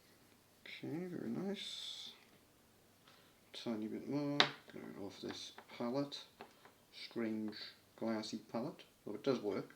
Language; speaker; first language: English; native; English